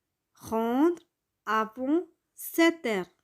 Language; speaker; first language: French; non-native, fluent; Tamil